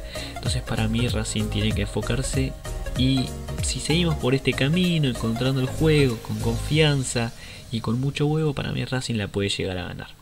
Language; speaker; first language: Spanish; native; Spanish